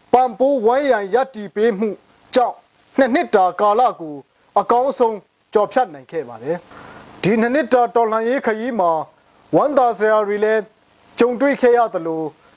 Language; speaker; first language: Burmese; non-native, local second language; Hakha Chin